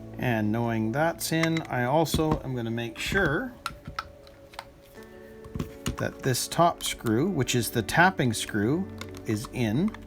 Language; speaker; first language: English; native; English